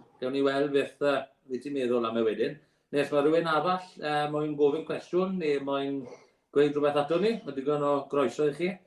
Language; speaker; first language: Welsh; native; Welsh